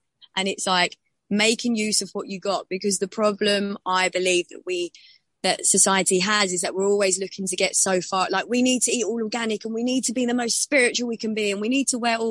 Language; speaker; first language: English; native; English